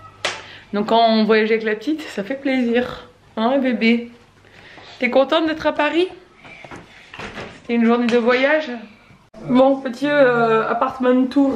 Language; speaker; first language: French; native; French